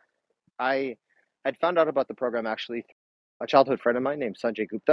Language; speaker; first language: English; native; English